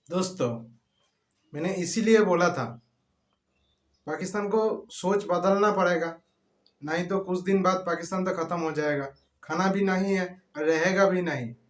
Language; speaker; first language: Hindi; non-native, local second language; Bangla